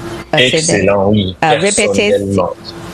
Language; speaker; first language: French; non-native, fluent; English